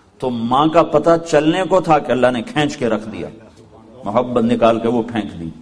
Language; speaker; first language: Urdu; non-native, local second language; Punjabi